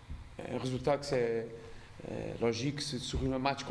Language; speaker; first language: French; non-native, learner; Portuguese